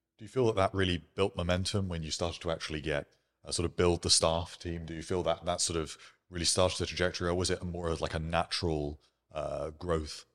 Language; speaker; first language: English; native; English